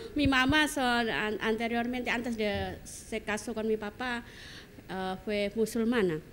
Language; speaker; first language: Spanish; non-native, learner; Indonesian